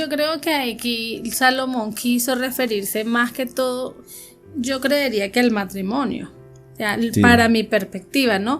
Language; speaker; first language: Spanish; native; Spanish